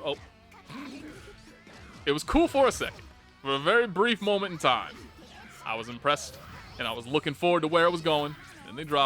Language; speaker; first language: English; native; English